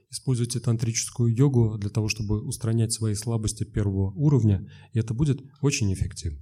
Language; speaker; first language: Russian; native; Russian